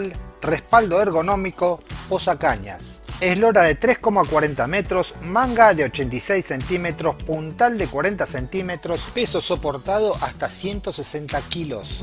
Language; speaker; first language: Spanish; native; Spanish